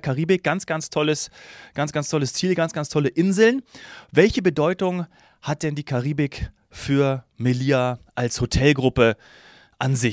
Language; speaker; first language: German; native; German